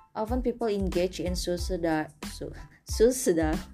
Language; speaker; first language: English; non-native, fluent; Indonesian